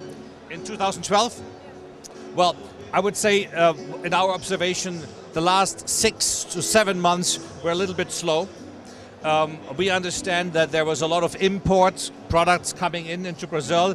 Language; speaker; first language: English; non-native, fluent; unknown